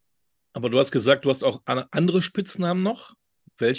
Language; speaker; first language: German; native; German